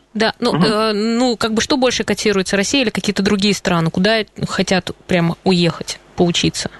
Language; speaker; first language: Russian; native; Russian